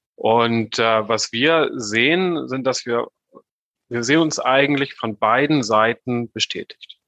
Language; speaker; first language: German; native; German